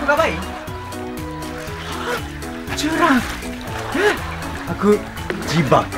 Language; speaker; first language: Indonesian; non-native, learner; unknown